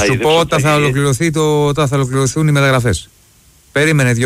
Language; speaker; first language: Greek; native; Greek